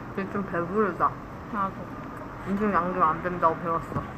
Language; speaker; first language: Korean; native; Korean